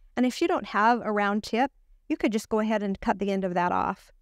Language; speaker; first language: English; native; English